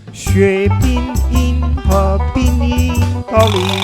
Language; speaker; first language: Chinese; non-native, fluent; English